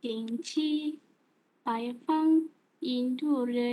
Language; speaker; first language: Chinese; non-native, learner; Malay